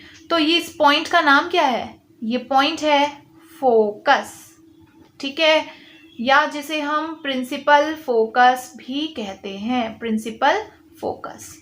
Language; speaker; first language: Hindi; native; Hindi